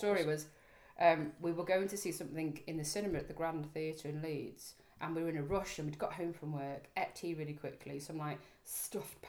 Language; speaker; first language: English; native; English